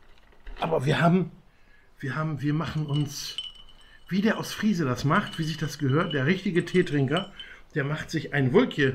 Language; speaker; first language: German; native; German